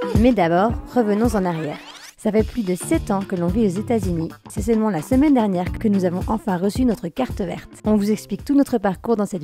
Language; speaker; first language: French; native; French